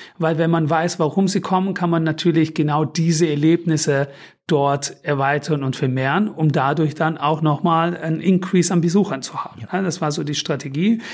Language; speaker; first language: German; early bilingual, other home language; Turkish